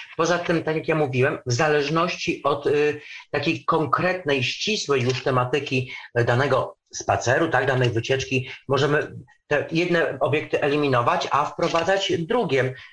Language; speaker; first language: Polish; native; Polish